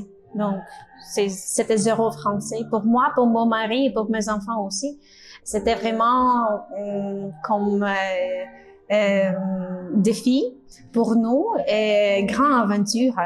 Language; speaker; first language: French; non-native, learner; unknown